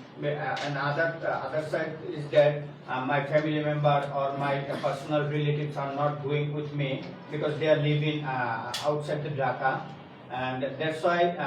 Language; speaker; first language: English; non-native, learner; Bangla